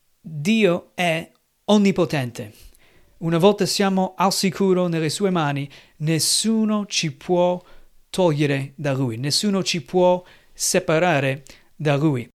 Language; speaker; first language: Italian; non-native, fluent; English